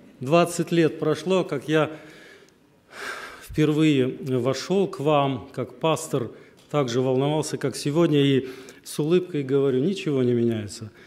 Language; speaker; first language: Russian; native; Russian